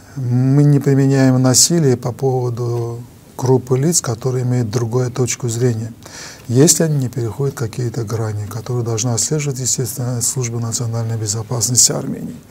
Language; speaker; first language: Russian; non-native, local second language; Armenian